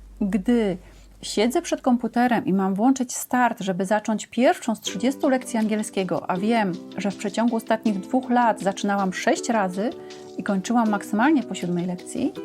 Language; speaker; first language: Polish; native; Polish